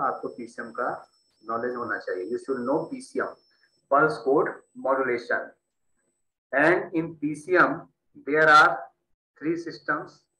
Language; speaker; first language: Hindi; native; Hindi